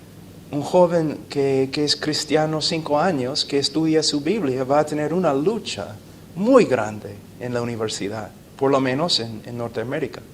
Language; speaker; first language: Spanish; non-native, fluent; English